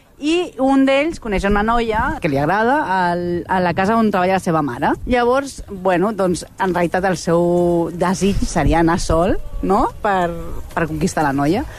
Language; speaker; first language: Catalan; non-native, local second language; Spanish